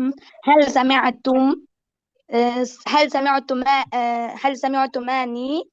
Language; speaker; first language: Arabic; non-native, learner; Uzbek